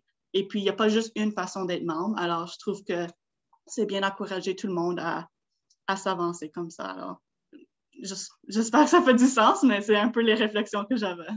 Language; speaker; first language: French; non-native, local second language; English